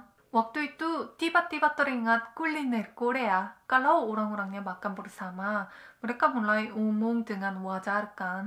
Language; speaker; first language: Indonesian; non-native, learner; Korean